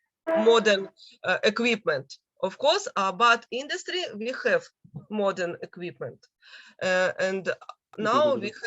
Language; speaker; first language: English; non-native, learner; Russian